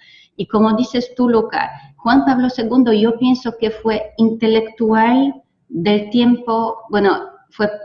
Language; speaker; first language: Spanish; non-native, fluent; Polish